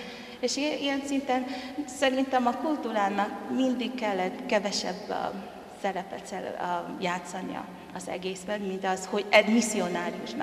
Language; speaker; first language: Hungarian; non-native, fluent; Tongan